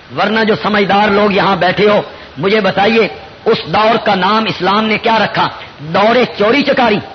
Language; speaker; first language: Urdu; non-native, local second language; Punjabi